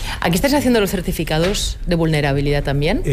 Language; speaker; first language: Spanish; native; Spanish